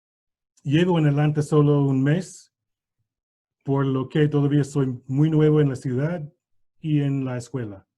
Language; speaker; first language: Spanish; non-native, learner; English